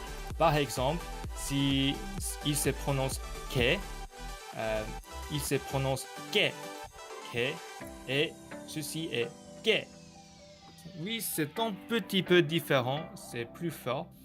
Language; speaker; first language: French; non-native, learner; Korean